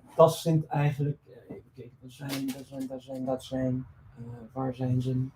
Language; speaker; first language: Dutch; non-native, fluent; English